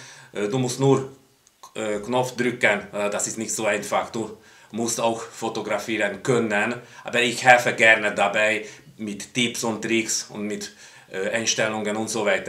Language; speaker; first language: German; non-native, fluent; Hungarian